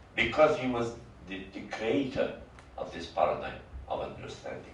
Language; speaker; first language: English; non-native, fluent; Persian